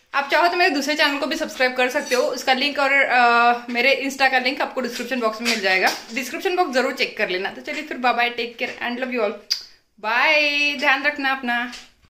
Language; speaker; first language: Hindi; native; Hindi